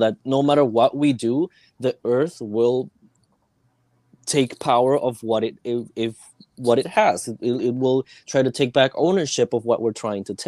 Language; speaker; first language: English; non-native, fluent; Spanish